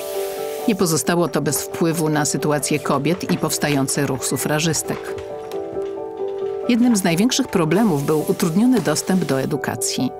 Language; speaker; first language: Polish; native; Polish